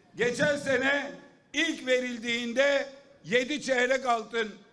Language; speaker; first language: Turkish; native; Turkish